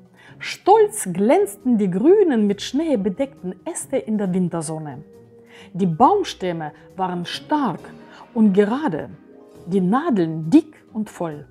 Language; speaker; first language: German; native; German